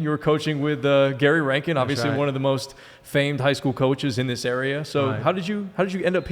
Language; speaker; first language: English; native; English